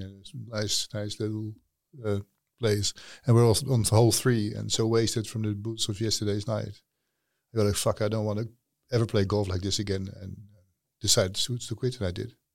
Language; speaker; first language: English; non-native, fluent; Dutch